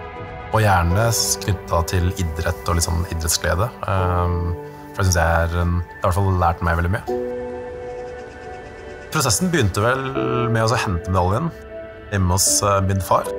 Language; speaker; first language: Norwegian; native; Norwegian